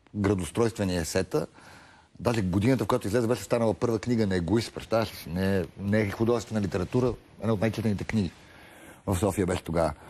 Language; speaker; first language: Bulgarian; native; Bulgarian